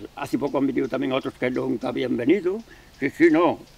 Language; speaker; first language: Spanish; native; Spanish